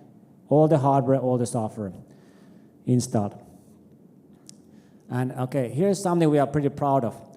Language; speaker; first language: English; non-native, fluent; Finnish